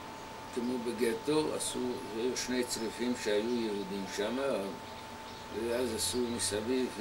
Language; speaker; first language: Hebrew; non-native, fluent; Hungarian